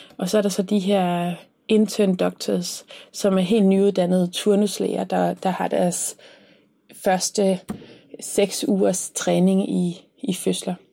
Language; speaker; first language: Danish; native; Danish